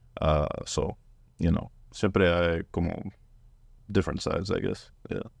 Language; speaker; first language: Spanish; non-native, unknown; French